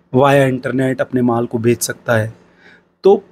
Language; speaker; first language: Hindi; native; Hindi